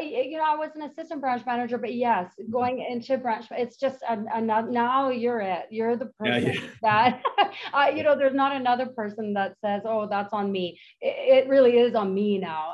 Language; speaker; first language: English; native; English